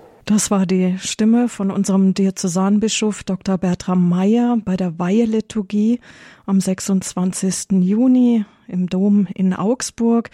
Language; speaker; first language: German; native; German